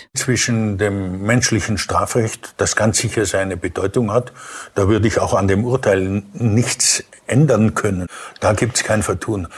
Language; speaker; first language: German; native; German